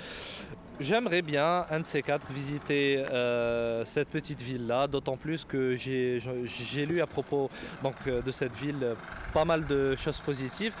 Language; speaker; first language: French; non-native, local second language; Arabic